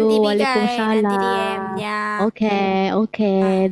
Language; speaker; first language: Indonesian; non-native, learner; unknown